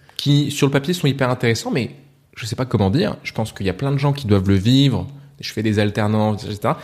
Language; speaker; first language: French; native; French